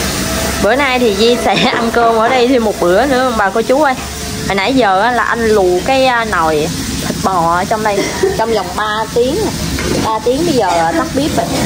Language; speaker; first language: Vietnamese; native; Vietnamese